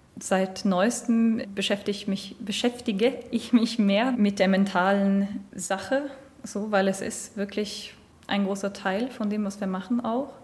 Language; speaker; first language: German; non-native, fluent; Swedish